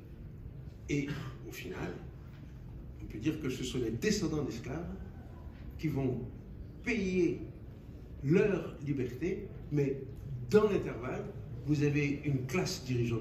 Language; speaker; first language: French; native; French